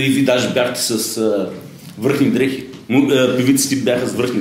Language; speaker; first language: Bulgarian; native; Bulgarian